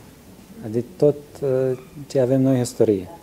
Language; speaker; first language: Romanian; non-native, learner; Arabic